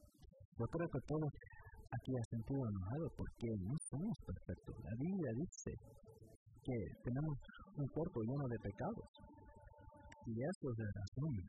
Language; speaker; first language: Spanish; early bilingual, heritage; English